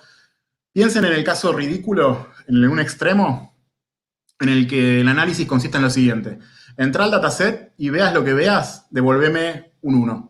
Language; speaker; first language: Spanish; native; Spanish